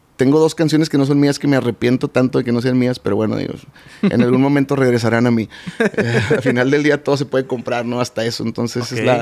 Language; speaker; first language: Spanish; native; Spanish